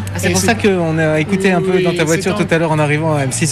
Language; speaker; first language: French; native; French